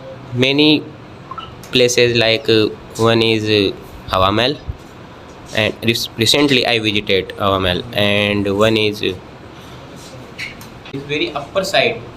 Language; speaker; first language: English; non-native, learner; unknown